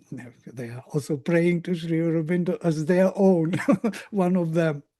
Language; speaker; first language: English; non-native, fluent; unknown